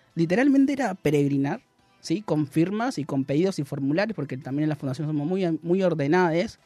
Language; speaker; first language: Spanish; native; Spanish